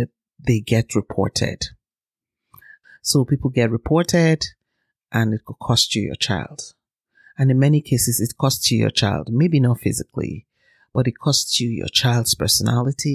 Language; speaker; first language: English; non-native, local second language; Yoruba